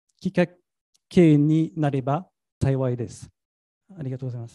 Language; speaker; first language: Japanese; non-native, fluent; French